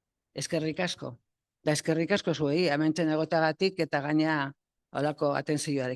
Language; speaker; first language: Basque; non-native, local second language; Spanish